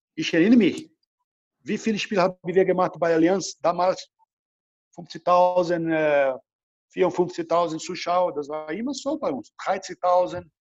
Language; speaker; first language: German; non-native, learner; Portuguese